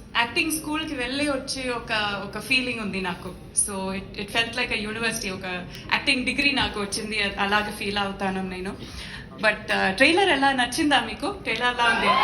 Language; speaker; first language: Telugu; non-native, learner; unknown